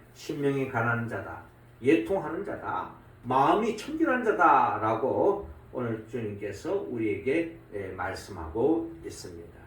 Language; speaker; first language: Korean; native; Korean